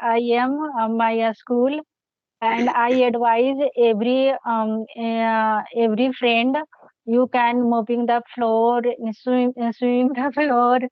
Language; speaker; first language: English; non-native, learner; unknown